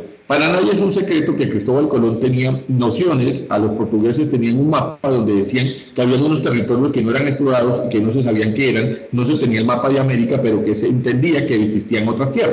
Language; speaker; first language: Spanish; native; Spanish